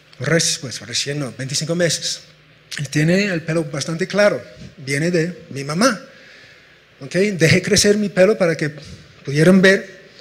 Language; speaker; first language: Spanish; non-native, fluent; English